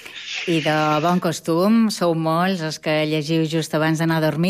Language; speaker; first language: Catalan; native; Catalan